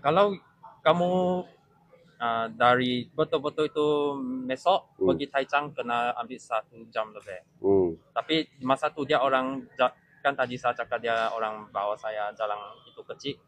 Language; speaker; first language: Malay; non-native, local second language; Chinese